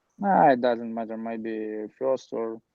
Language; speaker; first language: English; non-native, learner; Russian